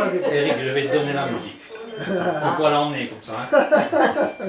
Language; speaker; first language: French; native; French